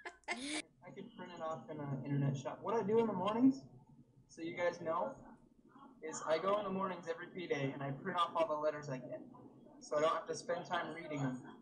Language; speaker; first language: English; native; English